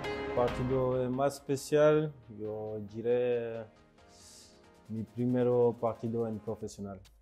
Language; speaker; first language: Spanish; non-native, learner; French